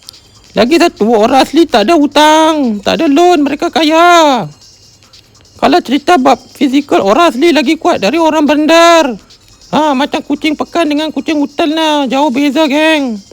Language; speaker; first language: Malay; non-native, local second language; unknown